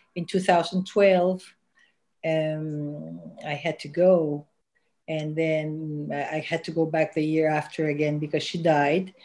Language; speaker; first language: English; non-native, local second language; Filipino